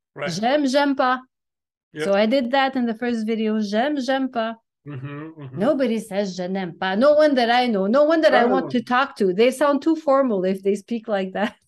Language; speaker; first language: English; non-native, fluent; French